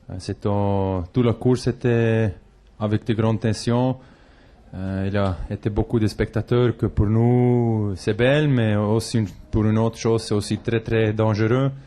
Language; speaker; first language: French; non-native, local second language; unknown